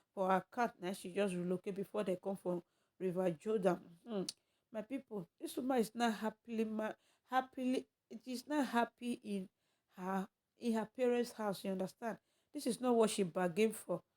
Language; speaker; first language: Nigerian Pidgin; native; Nigerian Pidgin